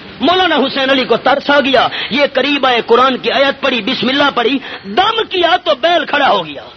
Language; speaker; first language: Urdu; non-native, local second language; Pashto